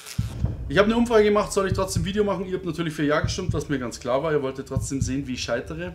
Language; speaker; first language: German; native; German